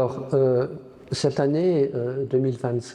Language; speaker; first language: French; native; French